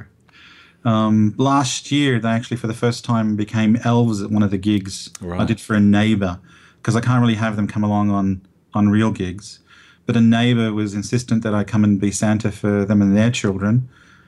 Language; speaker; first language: English; native; English